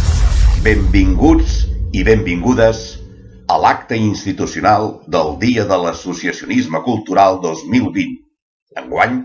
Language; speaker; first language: Catalan; native; Catalan